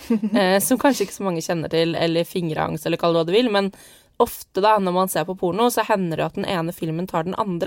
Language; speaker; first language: Norwegian; native; Norwegian